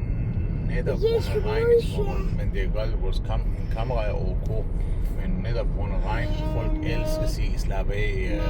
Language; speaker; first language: Danish; non-native, learner; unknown